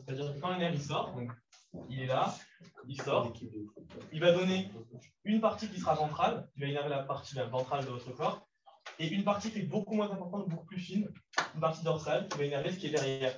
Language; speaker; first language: French; native; French